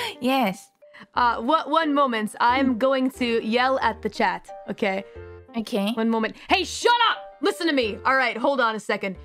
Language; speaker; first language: English; non-native, learner; Japanese